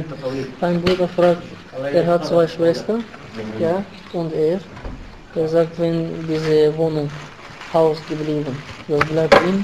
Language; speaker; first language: German; non-native, learner; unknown